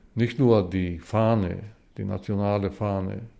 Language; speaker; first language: German; early bilingual, heritage; Hebrew